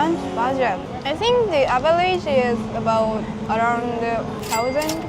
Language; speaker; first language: English; non-native, learner; Japanese